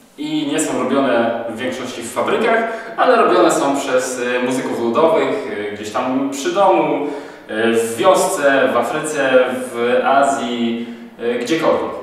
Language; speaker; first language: Polish; native; Polish